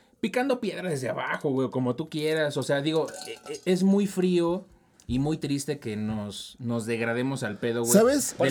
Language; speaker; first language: Spanish; native; Spanish